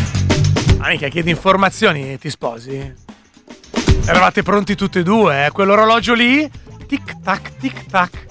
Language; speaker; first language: Italian; native; Italian